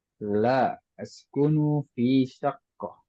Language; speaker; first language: Arabic; non-native, fluent; Indonesian